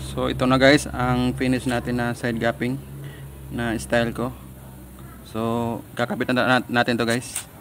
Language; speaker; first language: Filipino; non-native, local second language; Cebuano